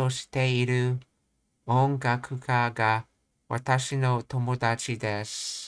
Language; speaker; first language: Japanese; non-native, learner; English